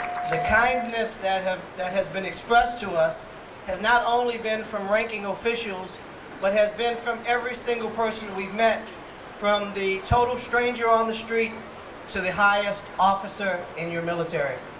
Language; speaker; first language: English; native; English